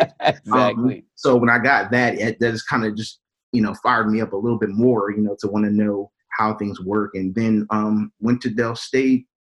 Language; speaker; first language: English; native; English